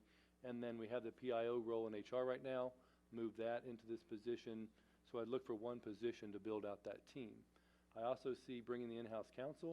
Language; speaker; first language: English; native; English